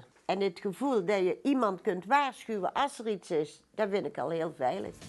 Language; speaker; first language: Dutch; native; Dutch